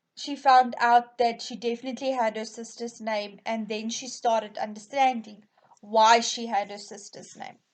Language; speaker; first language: English; non-native, local second language; Afrikaans